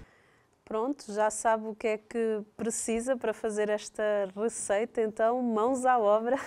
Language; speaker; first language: Portuguese; native; Portuguese